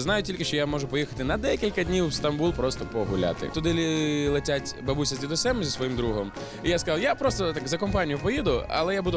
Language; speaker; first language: Ukrainian; native; Ukrainian